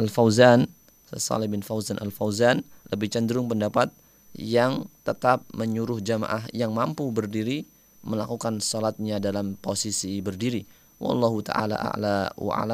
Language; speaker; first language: Indonesian; native; Indonesian